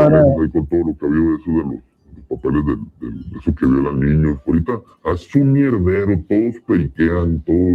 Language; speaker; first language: Spanish; native; Spanish